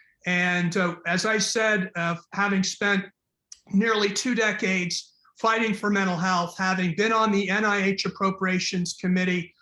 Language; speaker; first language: English; native; English